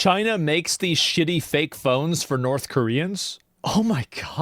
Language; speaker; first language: English; native; English